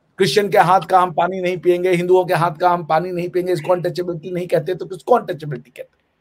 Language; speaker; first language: Hindi; native; Hindi